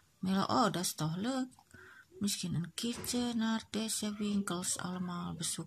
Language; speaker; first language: Dutch; non-native, learner; Indonesian